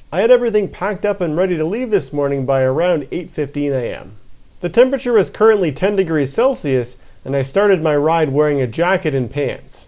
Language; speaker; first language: English; native; English